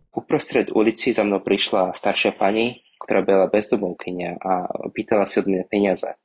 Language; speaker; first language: Slovak; early bilingual, other home language; Vietnamese